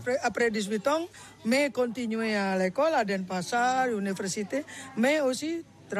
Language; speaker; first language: French; non-native, learner; Indonesian